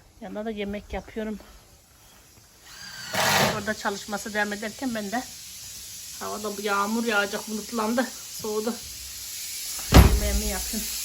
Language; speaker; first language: Turkish; native; Turkish